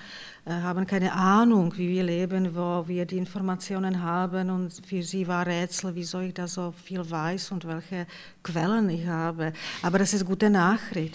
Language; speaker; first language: German; non-native, fluent; Czech